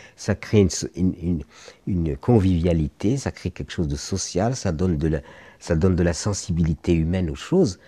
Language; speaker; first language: French; non-native, local second language; Arabic